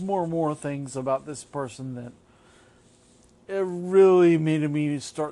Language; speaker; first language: English; native; English